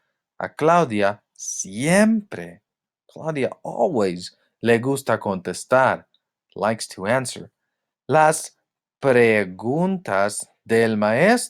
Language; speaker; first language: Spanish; non-native, fluent; English